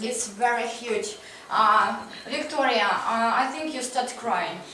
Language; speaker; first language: English; non-native, fluent; Russian